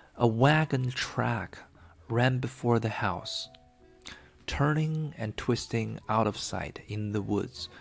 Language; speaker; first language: English; non-native, fluent; Chinese